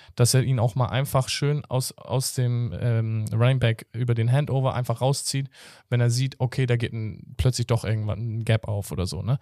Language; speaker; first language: German; native; German